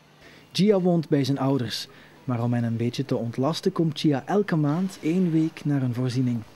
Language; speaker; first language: Dutch; native; Dutch